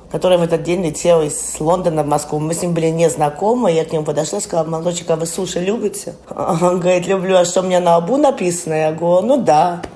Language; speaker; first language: Russian; early bilingual, heritage; Russian